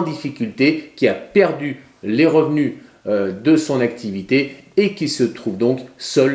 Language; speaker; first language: French; native; French